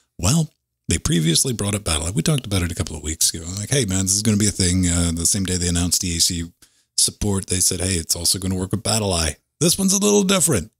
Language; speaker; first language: English; native; English